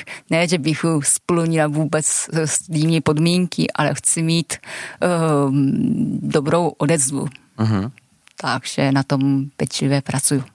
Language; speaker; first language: Czech; non-native, fluent; Japanese